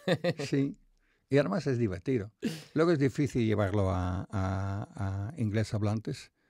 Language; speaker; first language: Spanish; non-native, fluent; Dutch